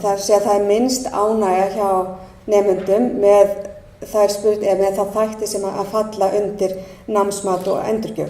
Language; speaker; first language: Icelandic; native; Icelandic